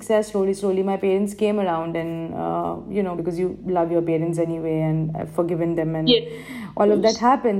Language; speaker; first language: English; non-native, local second language; Hindi